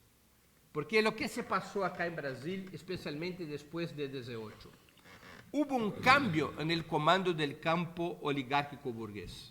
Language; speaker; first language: Spanish; non-native, fluent; Portuguese